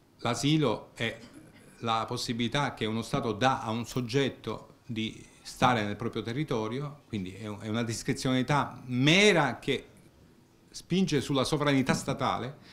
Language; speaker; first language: Italian; native; Italian